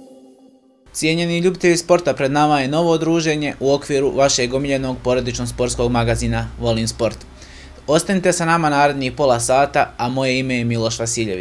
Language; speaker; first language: Serbian; native; Serbian